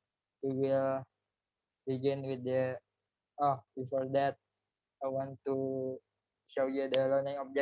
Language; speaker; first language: English; non-native, learner; Indonesian